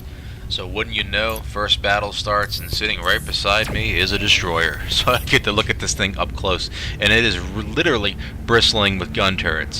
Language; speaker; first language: English; native; English